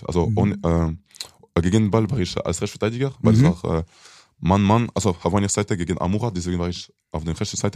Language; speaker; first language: German; non-native, local second language; French